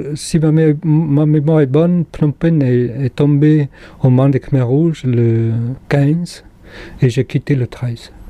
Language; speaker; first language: French; non-native, local second language; Khmer